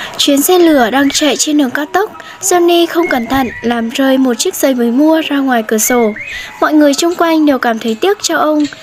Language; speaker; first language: Vietnamese; non-native, local second language; Hmong